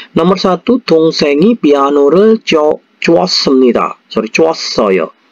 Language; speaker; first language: Korean; non-native, fluent; Indonesian